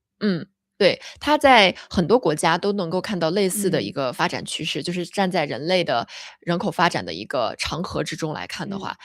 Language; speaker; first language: Chinese; native; Chinese